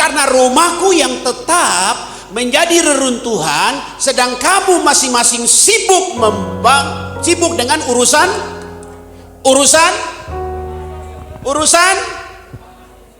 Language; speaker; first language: Indonesian; native; Indonesian